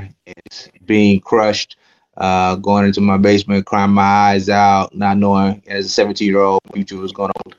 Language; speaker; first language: English; native; English